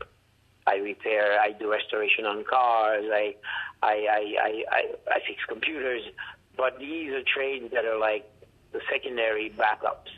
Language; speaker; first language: English; non-native, fluent; Haitian Creole